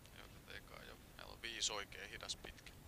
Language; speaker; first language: Finnish; native; Finnish